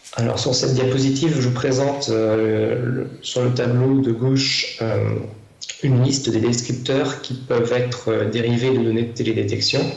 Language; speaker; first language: French; native; French